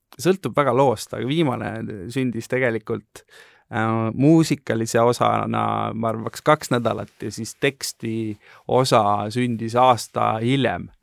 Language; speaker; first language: Estonian; native; Estonian